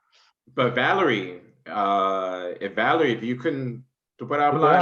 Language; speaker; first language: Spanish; early bilingual, heritage; English